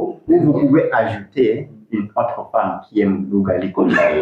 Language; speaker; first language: French; non-native, learner; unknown